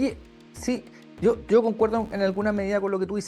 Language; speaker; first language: Spanish; native; Spanish